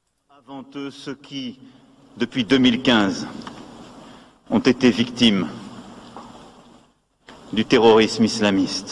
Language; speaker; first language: French; native; French